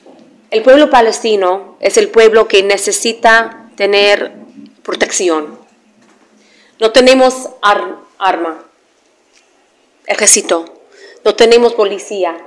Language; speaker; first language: Spanish; non-native, fluent; Arabic